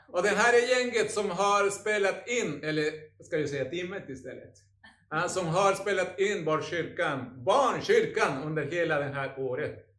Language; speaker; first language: Swedish; non-native, fluent; Spanish